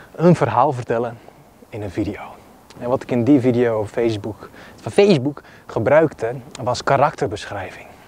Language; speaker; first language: Dutch; early bilingual, other home language; Bosnian